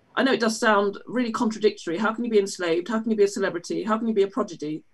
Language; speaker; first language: English; native; English